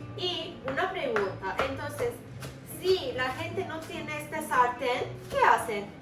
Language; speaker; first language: Spanish; non-native, fluent; Turkish